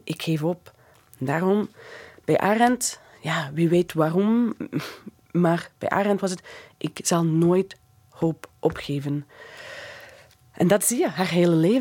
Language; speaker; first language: Dutch; non-native, fluent; English